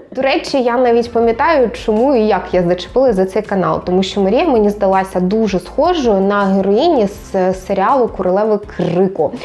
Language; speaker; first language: Ukrainian; non-native, local second language; Russian